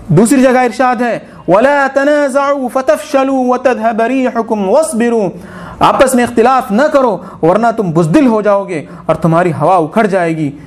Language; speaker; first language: Urdu; native; Urdu